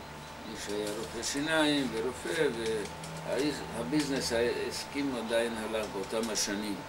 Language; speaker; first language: Hebrew; non-native, fluent; Hungarian